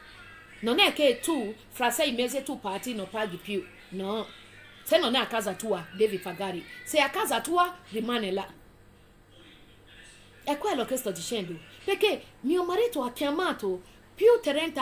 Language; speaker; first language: Italian; non-native, fluent; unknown